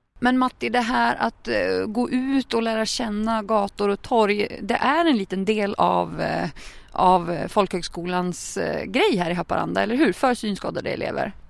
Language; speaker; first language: Swedish; native; Swedish